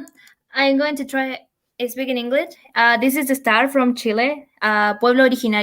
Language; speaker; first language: English; non-native, learner; Spanish